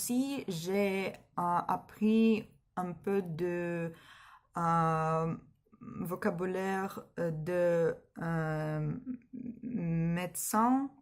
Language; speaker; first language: French; non-native, learner; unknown